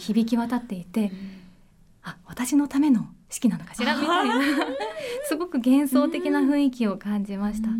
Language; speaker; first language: Japanese; native; Japanese